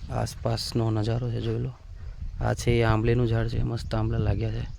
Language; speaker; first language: Gujarati; non-native, local second language; Bhili